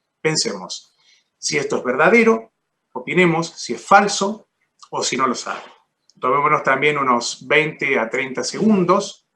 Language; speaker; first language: Spanish; native; Spanish